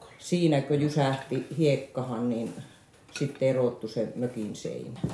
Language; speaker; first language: Finnish; native; Finnish